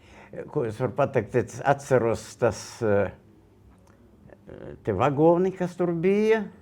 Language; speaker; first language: Latvian; non-native, local second language; Russian